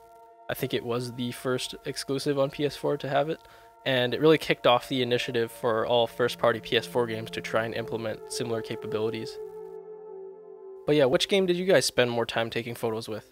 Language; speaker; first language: English; native; English